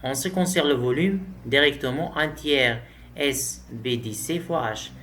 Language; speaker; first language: French; non-native, local second language; Arabic